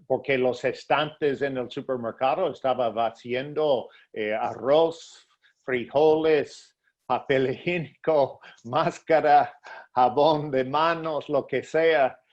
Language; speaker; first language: Spanish; non-native, fluent; English